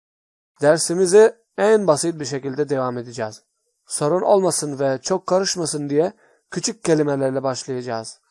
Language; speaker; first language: Turkish; non-native, fluent; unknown